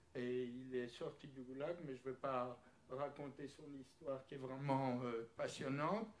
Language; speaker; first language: French; early bilingual, other home language; Yiddish